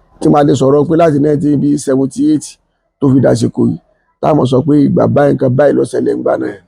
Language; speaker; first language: Yoruba; native; Yoruba